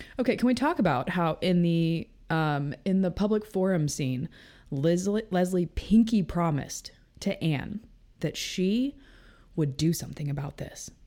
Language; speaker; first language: English; native; English